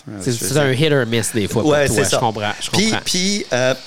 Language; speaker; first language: French; native; French